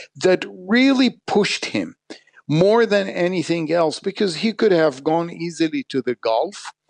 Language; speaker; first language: English; non-native, fluent; Arabic